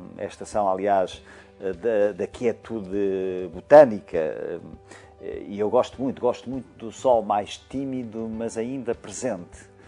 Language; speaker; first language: Portuguese; native; Portuguese